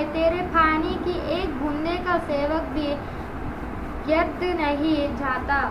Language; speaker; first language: Hindi; non-native, local second language; Telugu